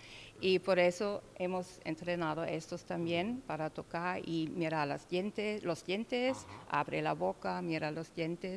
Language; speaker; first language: Spanish; non-native, learner; German